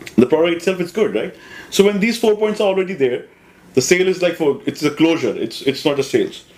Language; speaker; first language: English; non-native, local second language; Hindi